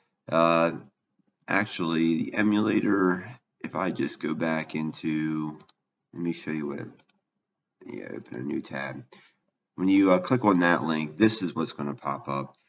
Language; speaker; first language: English; native; English